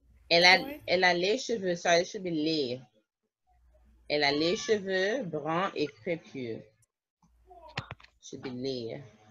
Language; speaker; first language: French; non-native, fluent; English